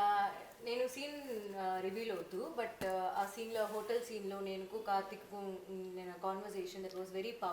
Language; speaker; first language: Telugu; non-native, learner; Tamil